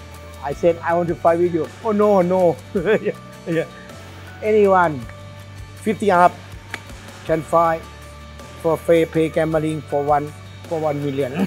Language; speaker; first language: English; non-native, learner; Thai